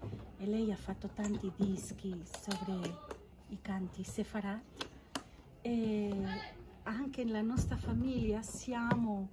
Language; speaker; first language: Italian; non-native, fluent; Catalan